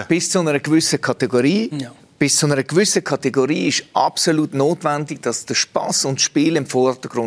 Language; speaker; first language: German; native; German